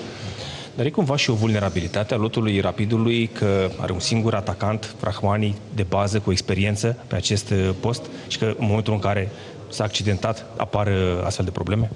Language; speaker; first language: Romanian; native; Romanian